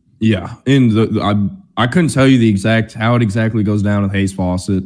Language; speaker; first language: English; native; English